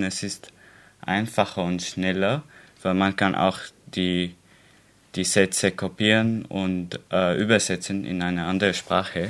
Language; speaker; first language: German; non-native, learner; Arabic